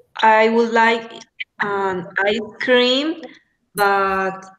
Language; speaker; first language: English; non-native, learner; Spanish